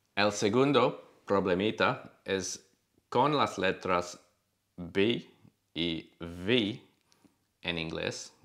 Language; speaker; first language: Spanish; non-native, learner; English